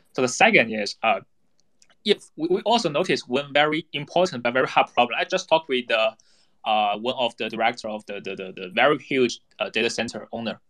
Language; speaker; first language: English; non-native, fluent; Chinese